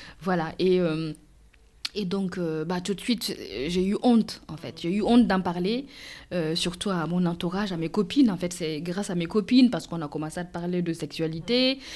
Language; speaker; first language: French; non-native, local second language; Mossi